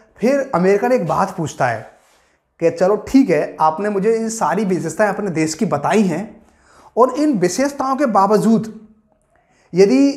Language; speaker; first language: Hindi; native; Hindi